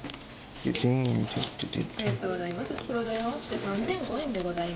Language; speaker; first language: Japanese; native; Japanese